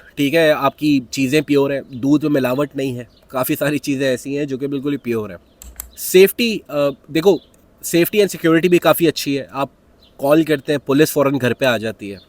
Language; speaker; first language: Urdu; native; Urdu